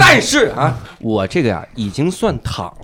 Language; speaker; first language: Chinese; native; Chinese